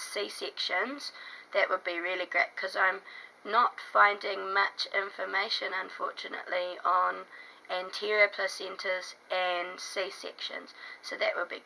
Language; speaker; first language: English; native; English